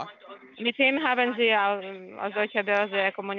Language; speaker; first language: German; non-native, learner; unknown